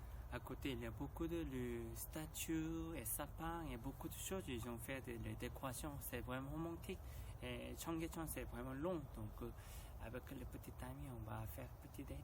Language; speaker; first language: French; non-native, learner; Korean